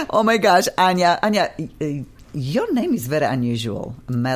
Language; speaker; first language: English; non-native, fluent; Polish